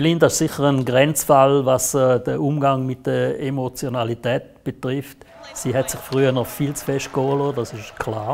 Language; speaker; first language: German; native; German